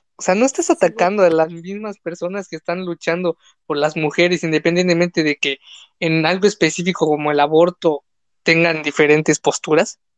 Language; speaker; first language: Spanish; native; Spanish